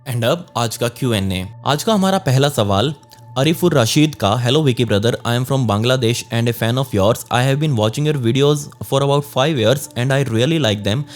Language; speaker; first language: Hindi; native; Hindi